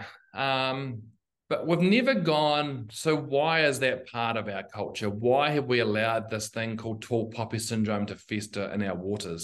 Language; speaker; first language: English; native; English